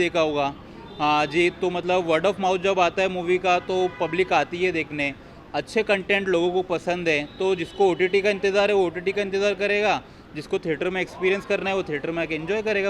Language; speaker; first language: Hindi; native; Hindi